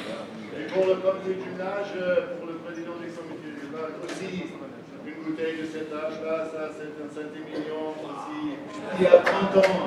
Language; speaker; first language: French; non-native, fluent; German